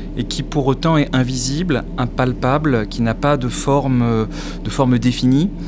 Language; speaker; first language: French; native; French